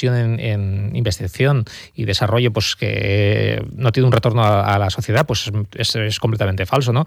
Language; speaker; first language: Spanish; native; Spanish